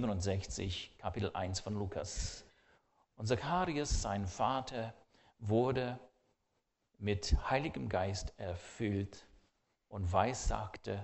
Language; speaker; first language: German; non-native, fluent; English